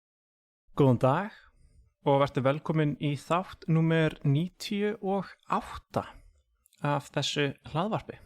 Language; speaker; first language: Icelandic; non-native, fluent; English